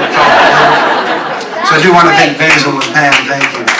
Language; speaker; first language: English; native; English